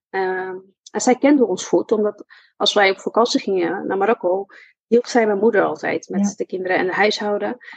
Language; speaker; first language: Dutch; early bilingual, other home language; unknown